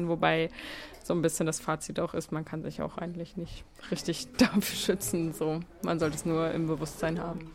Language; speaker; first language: German; native; German